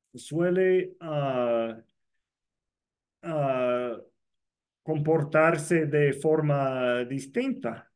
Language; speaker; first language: Spanish; non-native, fluent; English